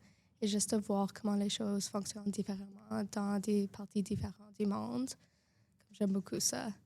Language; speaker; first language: French; non-native, local second language; English